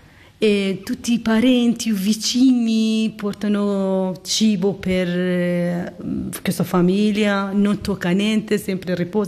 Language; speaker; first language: Italian; non-native, learner; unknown